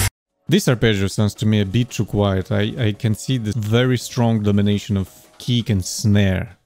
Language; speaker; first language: English; non-native, fluent; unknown